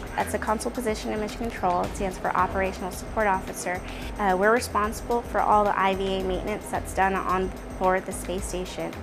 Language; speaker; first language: English; native; English